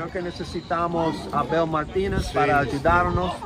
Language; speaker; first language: Spanish; non-native, fluent; English